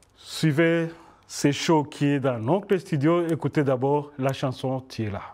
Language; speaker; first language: French; non-native, local second language; Swahili